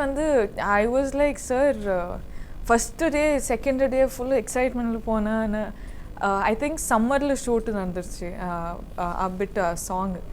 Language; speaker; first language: Tamil; non-native, learner; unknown